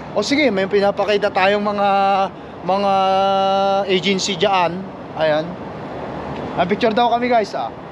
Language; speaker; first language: Filipino; non-native, local second language; Iloko